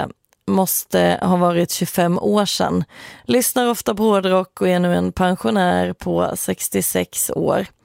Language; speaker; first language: Swedish; native; Swedish